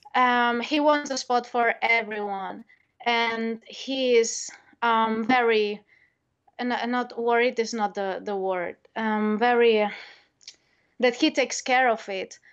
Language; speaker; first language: English; non-native, fluent; Spanish